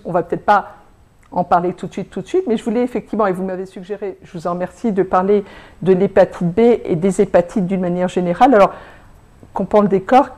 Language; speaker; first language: French; native; French